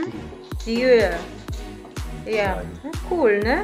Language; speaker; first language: German; non-native, learner; Filipino